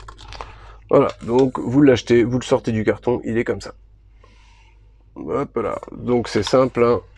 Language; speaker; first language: French; native; French